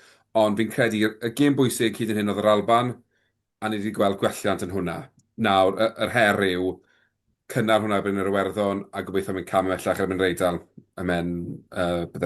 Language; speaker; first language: Welsh; native; Welsh